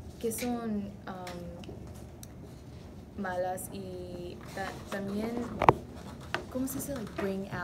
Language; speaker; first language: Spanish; non-native, learner; English